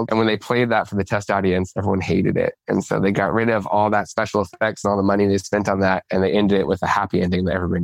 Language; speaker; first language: English; native; English